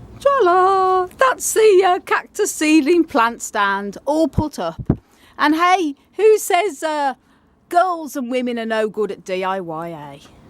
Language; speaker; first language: English; native; English